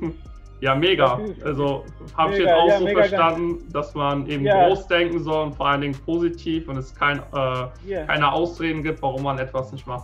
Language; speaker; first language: German; native; German